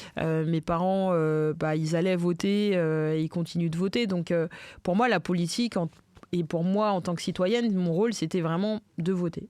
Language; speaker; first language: French; early bilingual, other home language; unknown